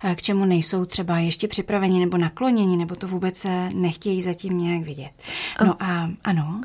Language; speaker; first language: Czech; native; Czech